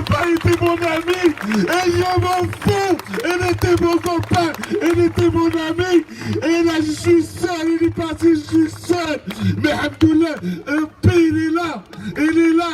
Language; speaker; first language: French; non-native, learner; Arabic